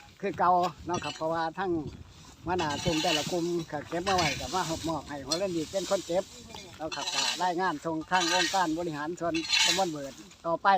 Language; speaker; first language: Thai; non-native, local second language; Northeastern Thai